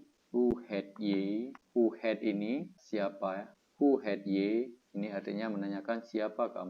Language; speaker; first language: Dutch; non-native, learner; Indonesian